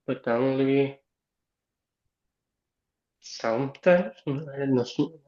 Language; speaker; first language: English; non-native, learner; Spanish